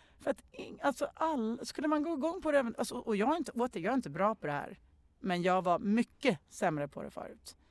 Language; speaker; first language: Swedish; native; Swedish